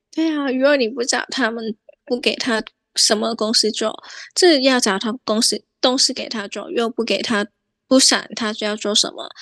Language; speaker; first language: Chinese; non-native, fluent; Cantonese